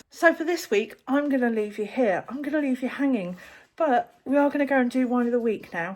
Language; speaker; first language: English; native; English